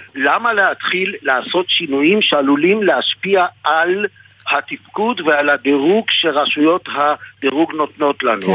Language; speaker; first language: Hebrew; native; Hebrew